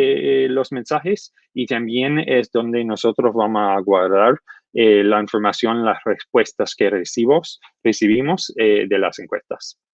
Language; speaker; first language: Spanish; non-native, fluent; English